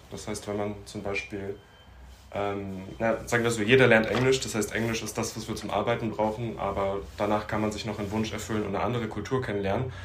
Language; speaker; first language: German; native; German